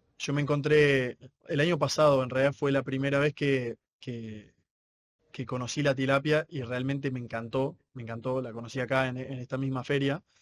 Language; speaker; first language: Spanish; native; Spanish